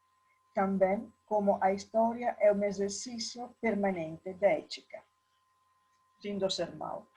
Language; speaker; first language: Portuguese; non-native, learner; Italian